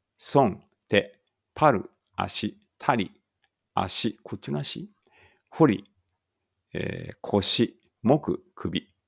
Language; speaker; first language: Japanese; native; Japanese